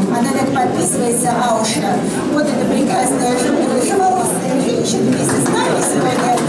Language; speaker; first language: Russian; native; Russian